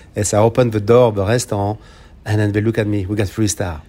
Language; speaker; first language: English; non-native, fluent; French